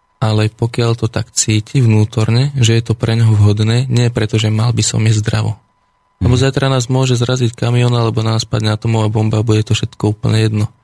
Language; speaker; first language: Slovak; native; Slovak